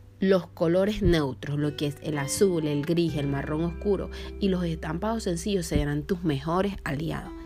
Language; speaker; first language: Spanish; native; Spanish